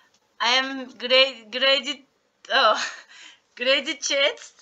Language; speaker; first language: English; non-native, learner; Turkish